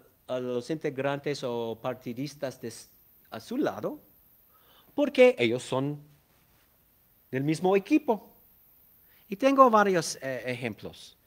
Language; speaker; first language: Spanish; non-native, fluent; English